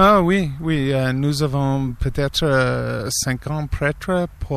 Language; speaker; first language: French; non-native, learner; English